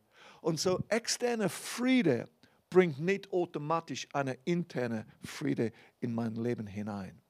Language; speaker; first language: German; non-native, fluent; English